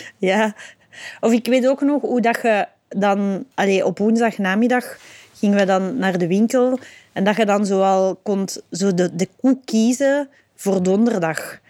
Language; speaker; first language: Dutch; native; Dutch